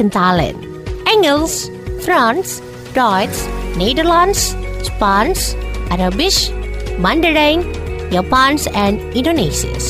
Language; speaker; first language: Dutch; non-native, fluent; Indonesian